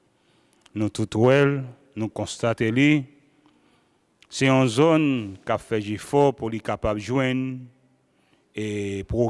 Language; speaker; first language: French; non-native, local second language; Haitian Creole